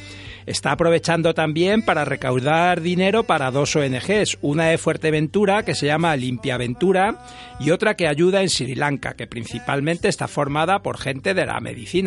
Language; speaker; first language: Spanish; native; Spanish